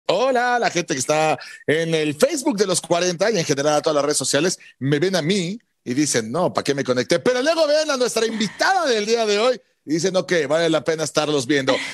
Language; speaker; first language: Spanish; native; Spanish